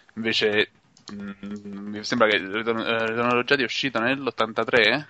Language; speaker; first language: Italian; native; Italian